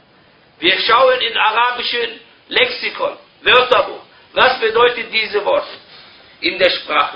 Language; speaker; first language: German; non-native, fluent; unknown